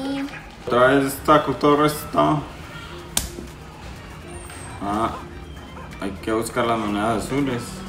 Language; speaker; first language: Spanish; native; Spanish